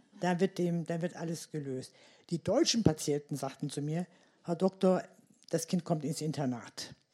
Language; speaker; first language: German; early bilingual, other home language; Turkish